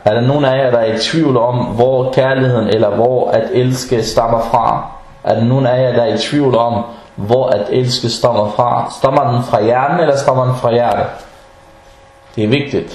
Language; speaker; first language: Danish; early bilingual, other home language; Arabic